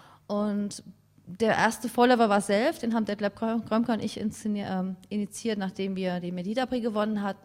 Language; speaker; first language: German; native; German